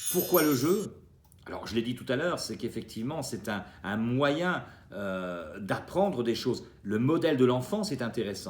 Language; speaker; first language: French; native; French